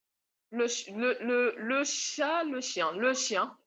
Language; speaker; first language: French; non-native, local second language; Comorian